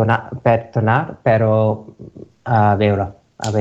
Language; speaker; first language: Catalan; non-native, learner; English